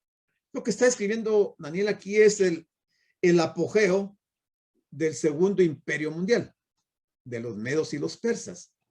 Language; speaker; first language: Spanish; native; Spanish